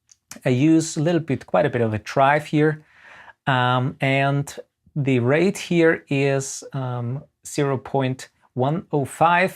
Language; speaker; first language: English; non-native, fluent; German